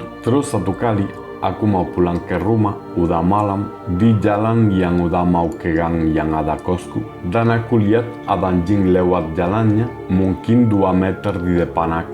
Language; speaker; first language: Indonesian; non-native, fluent; Spanish